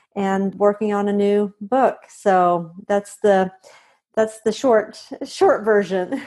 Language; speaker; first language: English; non-native, fluent; Swedish